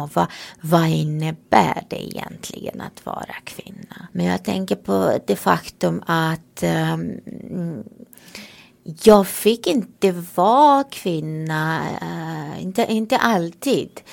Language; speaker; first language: Swedish; non-native, fluent; Romanian